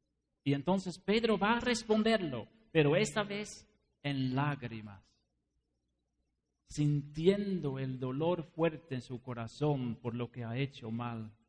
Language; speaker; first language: Spanish; non-native, fluent; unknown